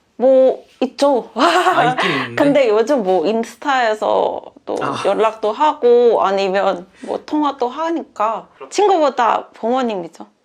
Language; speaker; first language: Korean; non-native, fluent; Indonesian